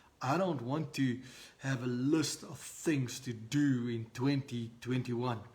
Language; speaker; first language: English; non-native, local second language; Afrikaans